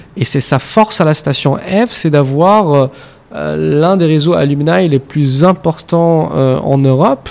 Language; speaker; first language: French; non-native, local second language; Arabic